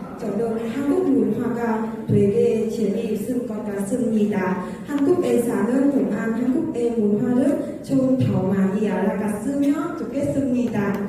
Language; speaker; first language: Korean; non-native, learner; Vietnamese